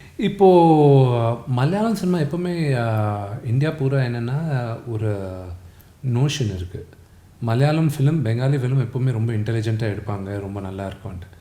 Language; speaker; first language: Tamil; non-native, local second language; Telugu